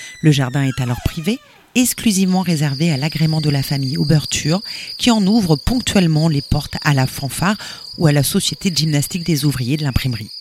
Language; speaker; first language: French; native; French